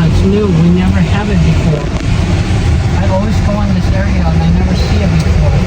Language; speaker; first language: English; early bilingual, other home language; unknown